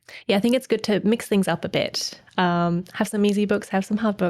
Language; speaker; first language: English; native; English